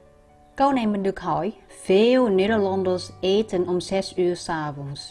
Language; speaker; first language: Dutch; non-native, fluent; Vietnamese